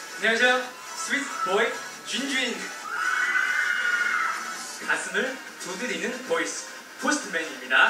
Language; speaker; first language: Korean; non-native, fluent; Chinese